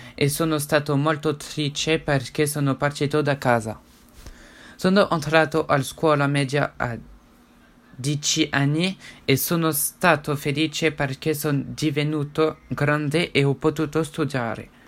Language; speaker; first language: Italian; non-native, learner; French